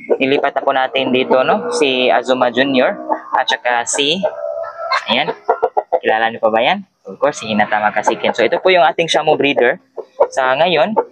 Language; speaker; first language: Filipino; non-native, local second language; Cebuano